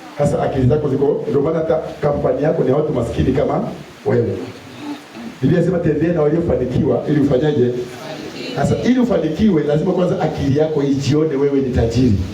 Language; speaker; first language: Swahili; non-native, local second language; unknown